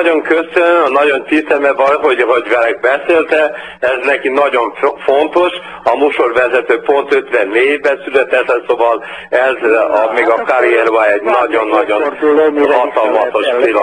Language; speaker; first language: Hungarian; early bilingual, heritage; Portuguese